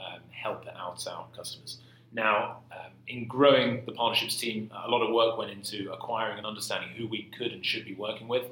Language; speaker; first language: English; native; English